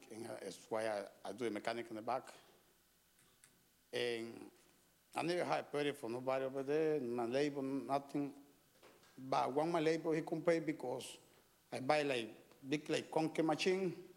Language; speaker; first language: English; non-native, learner; Spanish